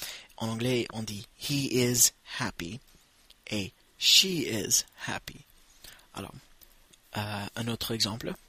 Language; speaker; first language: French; non-native, fluent; English